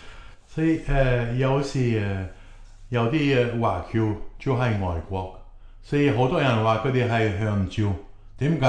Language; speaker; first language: Chinese; non-native, fluent; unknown